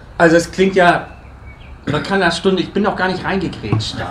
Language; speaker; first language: German; native; German